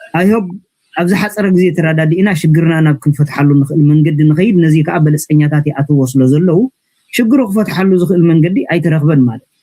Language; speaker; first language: Tigrinya; native; Tigrinya